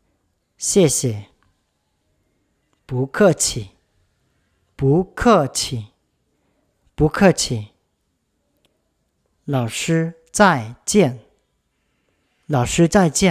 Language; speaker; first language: Chinese; non-native, fluent; Lao